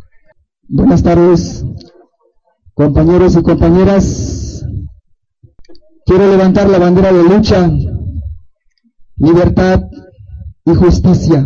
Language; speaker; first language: Spanish; non-native, local second language; Tzotzil